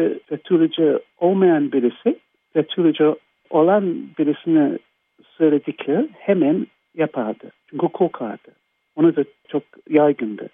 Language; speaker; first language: Turkish; non-native, fluent; English